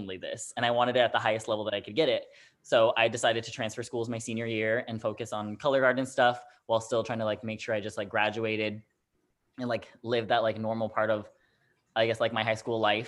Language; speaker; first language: English; native; English